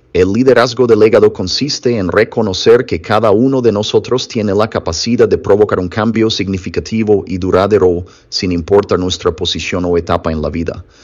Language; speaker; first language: Spanish; non-native, fluent; English